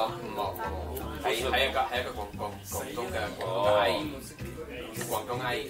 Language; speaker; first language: Chinese; non-native, fluent; English